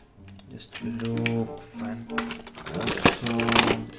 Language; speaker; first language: English; non-native, learner; Indonesian